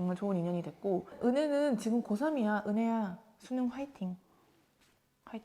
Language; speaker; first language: Korean; native; Korean